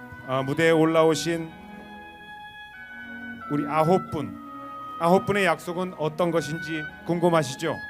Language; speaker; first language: Korean; native; Korean